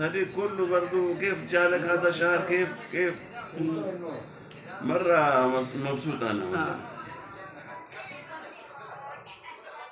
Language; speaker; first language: Arabic; non-native, learner; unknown